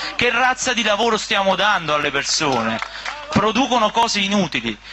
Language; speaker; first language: Italian; native; Italian